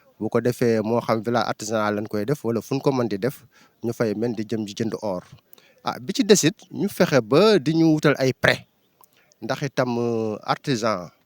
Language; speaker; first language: Wolof; native; Wolof